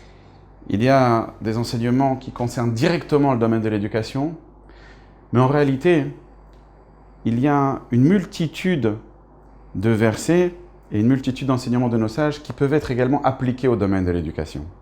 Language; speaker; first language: French; native; French